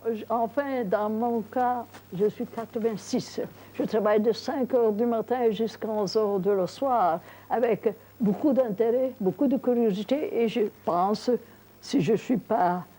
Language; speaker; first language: French; non-native, fluent; Italian